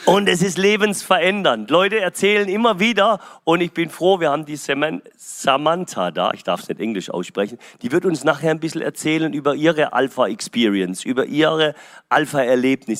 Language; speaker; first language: German; native; German